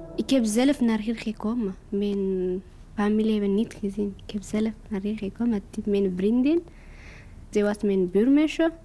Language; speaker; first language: Dutch; non-native, learner; Tigrinya